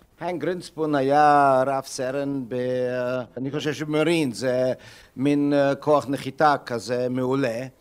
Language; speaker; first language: Hebrew; non-native, fluent; German